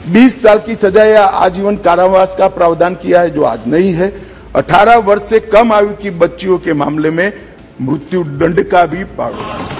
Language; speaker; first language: Hindi; non-native, local second language; Gujarati